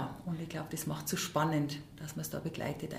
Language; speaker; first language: German; native; German